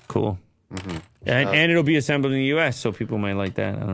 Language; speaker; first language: English; native; English